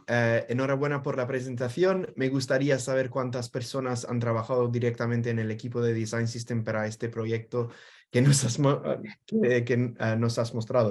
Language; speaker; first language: Spanish; non-native, fluent; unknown